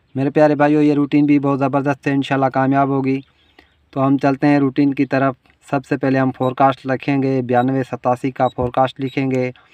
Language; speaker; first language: Urdu; non-native, local second language; Punjabi